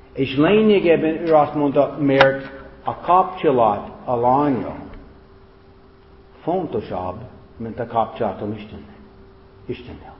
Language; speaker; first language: Hungarian; non-native, fluent; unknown